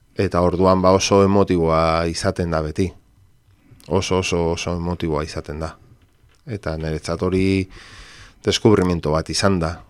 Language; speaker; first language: Basque; non-native, local second language; Spanish